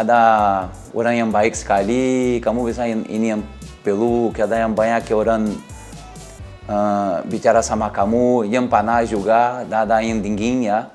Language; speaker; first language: Indonesian; non-native, learner; Portuguese